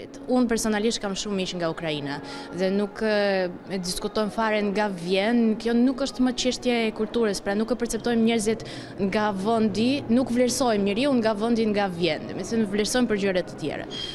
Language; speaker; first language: Albanian; non-native, fluent; Russian